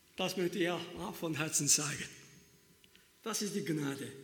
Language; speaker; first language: German; non-native, learner; Turkish